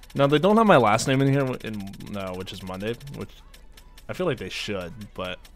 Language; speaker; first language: English; native; English